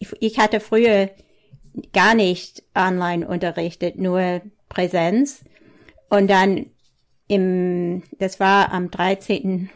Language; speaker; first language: German; non-native, fluent; English